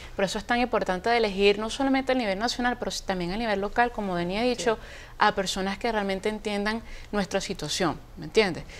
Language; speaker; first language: Spanish; native; Spanish